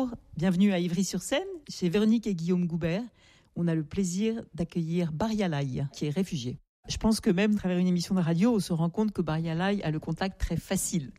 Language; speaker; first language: French; native; French